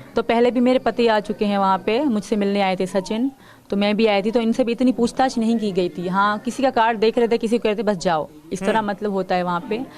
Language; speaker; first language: Urdu; non-native, local second language; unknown